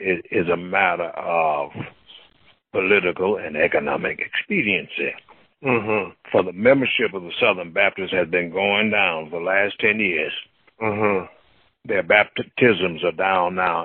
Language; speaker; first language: English; native; English